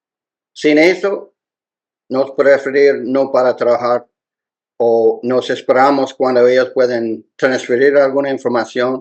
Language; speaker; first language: Spanish; non-native, learner; English